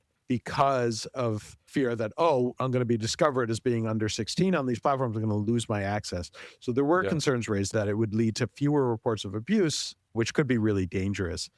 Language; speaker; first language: English; native; English